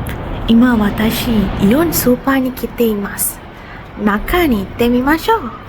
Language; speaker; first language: Japanese; non-native, learner; Sinhala